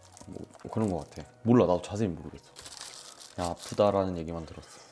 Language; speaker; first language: Korean; native; Korean